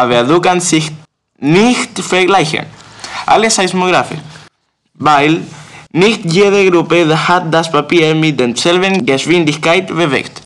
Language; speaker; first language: German; non-native, learner; Spanish